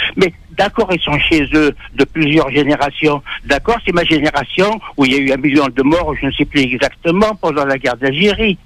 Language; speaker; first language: French; non-native, local second language; Arabic